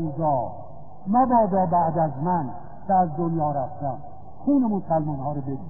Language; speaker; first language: Persian; native; Persian